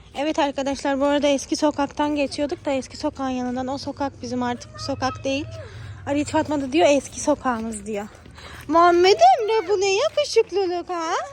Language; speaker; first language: Turkish; native; Turkish